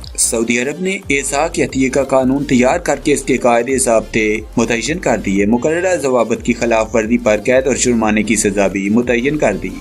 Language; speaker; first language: Urdu; native; Urdu